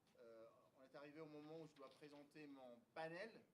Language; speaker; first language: French; non-native, fluent; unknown